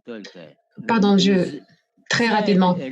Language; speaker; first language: French; non-native, fluent; Russian